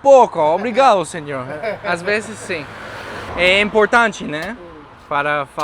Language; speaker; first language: Portuguese; non-native, learner; English